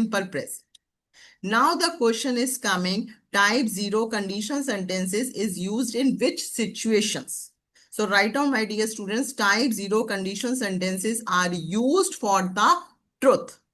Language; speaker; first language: English; non-native, local second language; Hindi